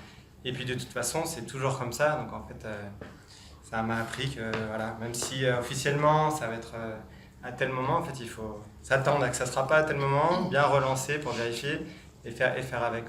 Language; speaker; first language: French; native; French